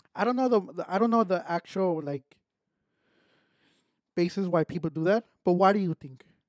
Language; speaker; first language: English; early bilingual, other home language; Spanish